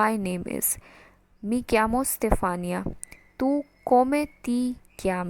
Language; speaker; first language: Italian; non-native, fluent; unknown